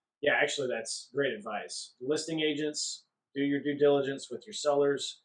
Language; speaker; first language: English; native; English